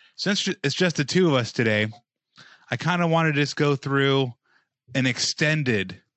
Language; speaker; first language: English; native; English